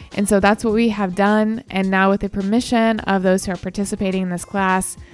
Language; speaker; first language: English; native; English